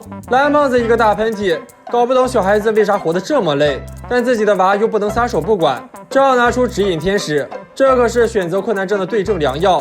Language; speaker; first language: Chinese; native; Chinese